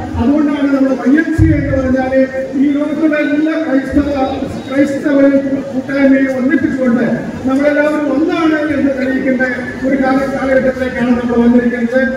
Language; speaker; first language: Malayalam; early bilingual, heritage; Malayalam